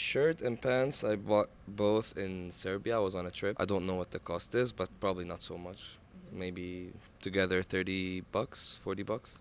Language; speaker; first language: English; non-native, fluent; Arabic